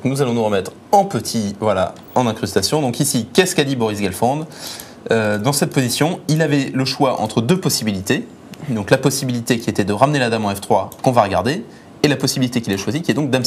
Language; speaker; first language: French; native; French